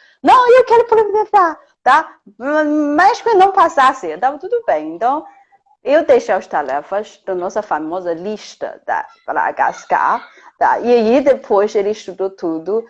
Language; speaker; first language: Portuguese; non-native, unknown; Chinese